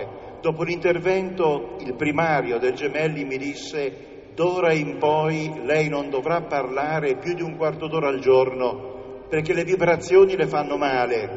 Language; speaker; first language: Italian; native; Italian